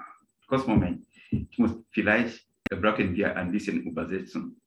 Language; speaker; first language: German; non-native, learner; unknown